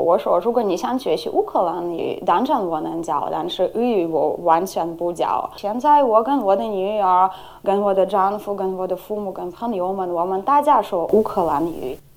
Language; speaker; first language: Chinese; non-native, fluent; Ukrainian